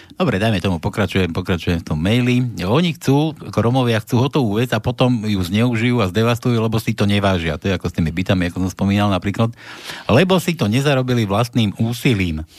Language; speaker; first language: Slovak; native; Slovak